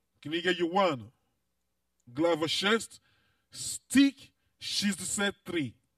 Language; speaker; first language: Russian; non-native, learner; English